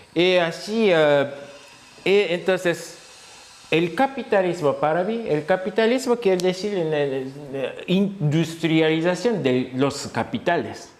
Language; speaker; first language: Spanish; non-native, fluent; Japanese